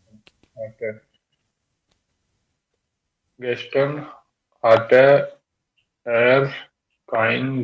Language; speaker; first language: German; non-native, learner; Hindi